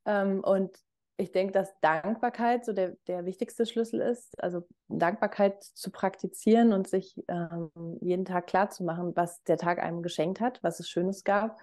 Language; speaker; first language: German; native; German